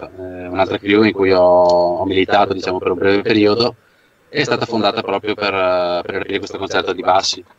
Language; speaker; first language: Italian; native; Italian